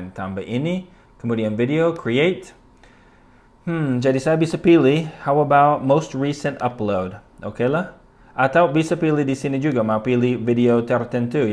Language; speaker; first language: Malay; non-native, fluent; English